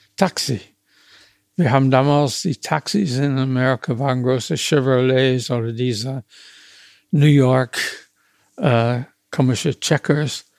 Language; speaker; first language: German; non-native, fluent; English